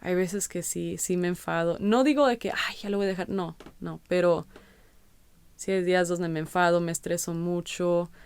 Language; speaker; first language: Spanish; early bilingual, heritage; Spanish